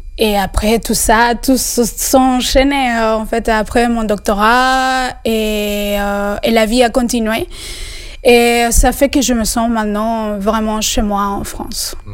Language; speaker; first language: French; non-native, fluent; Spanish